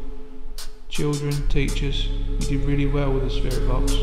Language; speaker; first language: English; native; English